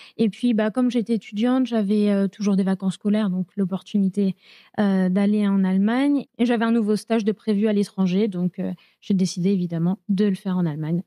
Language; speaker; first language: French; native; French